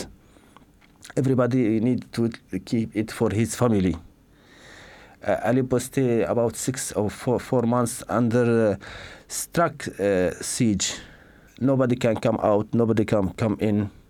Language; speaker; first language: English; non-native, learner; Arabic